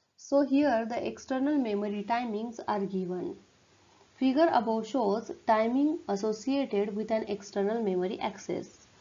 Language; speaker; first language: English; non-native, local second language; Marathi